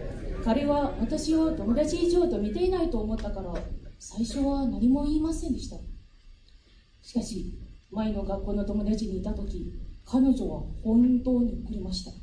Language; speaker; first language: Japanese; non-native, fluent; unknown